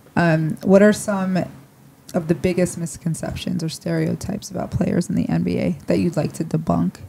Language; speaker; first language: English; native; English